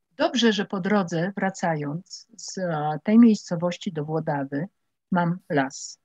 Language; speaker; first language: Polish; native; Polish